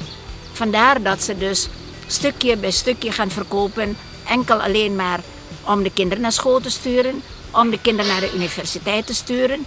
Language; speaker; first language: Dutch; non-native, fluent; Indonesian